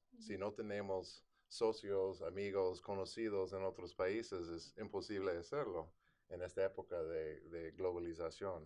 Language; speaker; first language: Spanish; non-native, fluent; English